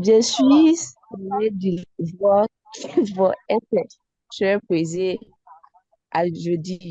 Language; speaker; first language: French; non-native, learner; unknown